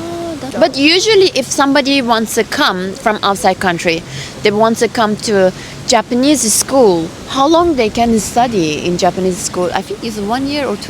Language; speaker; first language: English; non-native, fluent; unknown